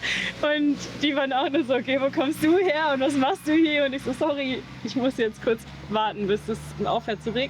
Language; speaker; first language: German; native; German